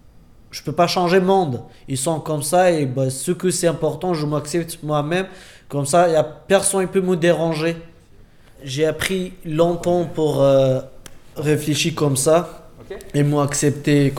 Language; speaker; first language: French; non-native, learner; Kurdish